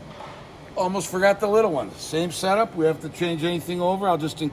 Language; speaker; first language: English; native; English